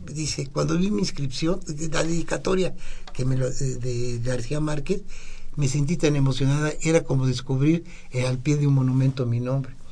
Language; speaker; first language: Spanish; native; Spanish